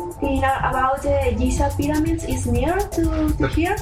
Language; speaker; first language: English; non-native, learner; Spanish